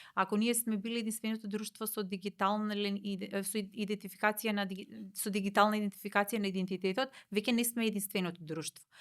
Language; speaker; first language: Macedonian; native; Macedonian